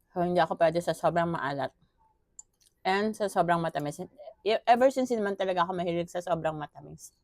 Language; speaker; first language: Filipino; native; Filipino